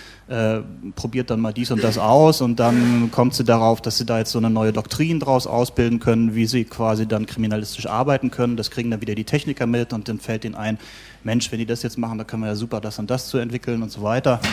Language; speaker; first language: German; native; German